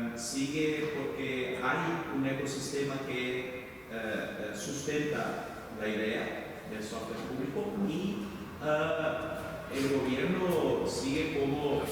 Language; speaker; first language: Spanish; non-native, fluent; Portuguese